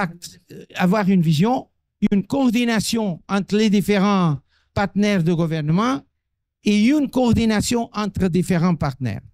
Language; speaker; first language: French; non-native, fluent; Portuguese